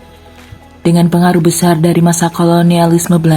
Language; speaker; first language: Indonesian; native; Indonesian